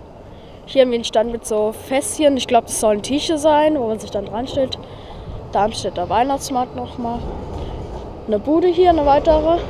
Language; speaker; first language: German; native; German